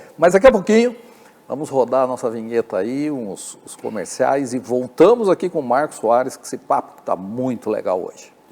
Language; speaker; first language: Portuguese; native; Portuguese